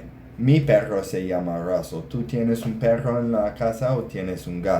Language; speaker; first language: Spanish; non-native, fluent; English